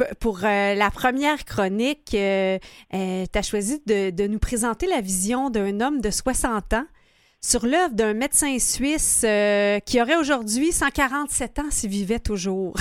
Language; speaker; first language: French; native; French